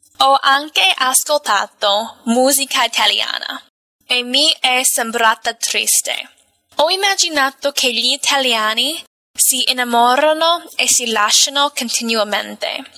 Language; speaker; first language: Italian; non-native, fluent; English